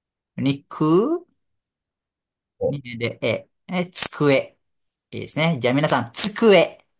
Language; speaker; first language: Japanese; non-native, fluent; Malay